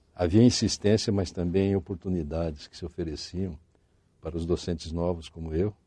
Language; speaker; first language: Portuguese; native; Portuguese